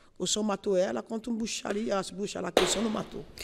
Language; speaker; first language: Portuguese; non-native, learner; Yoruba